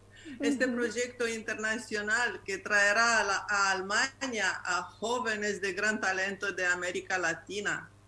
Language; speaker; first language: Spanish; non-native, learner; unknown